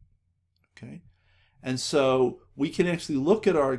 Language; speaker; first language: English; native; English